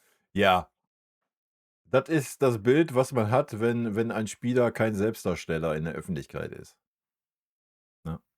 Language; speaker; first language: German; native; German